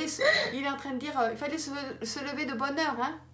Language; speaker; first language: French; native; French